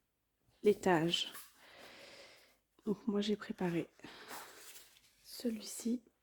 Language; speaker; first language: French; native; French